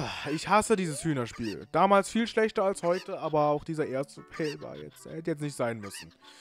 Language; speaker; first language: German; native; German